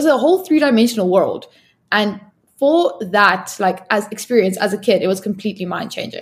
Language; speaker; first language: English; non-native, local second language; Afrikaans